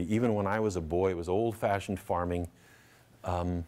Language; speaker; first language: English; native; English